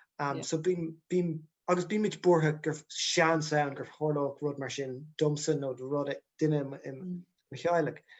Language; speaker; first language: Irish; non-native, local second language; English